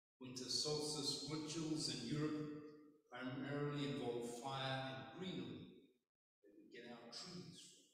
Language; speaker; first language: English; native; English